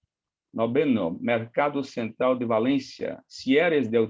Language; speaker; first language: Spanish; non-native, learner; Portuguese